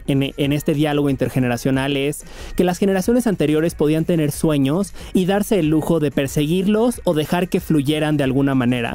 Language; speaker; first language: Spanish; native; Spanish